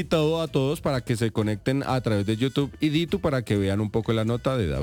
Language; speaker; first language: Spanish; native; Spanish